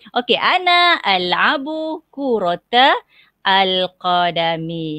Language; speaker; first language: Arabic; non-native, local second language; Malay